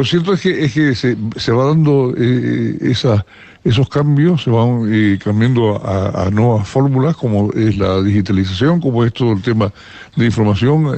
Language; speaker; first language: Spanish; native; Spanish